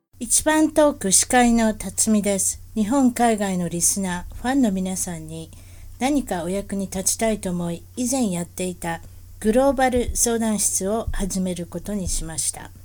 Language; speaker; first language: Japanese; native; Japanese